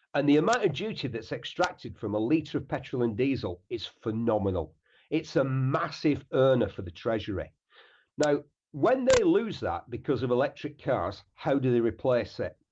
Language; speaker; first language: English; native; English